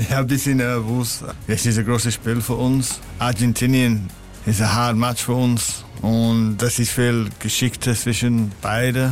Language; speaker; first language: German; non-native, learner; English